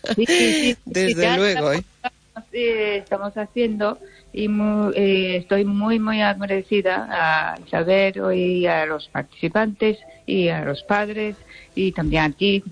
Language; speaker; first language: Spanish; non-native, learner; Japanese